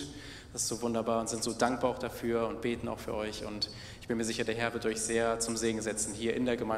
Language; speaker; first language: German; native; German